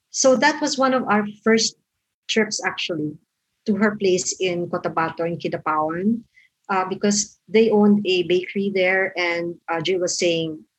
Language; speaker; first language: English; non-native, local second language; Filipino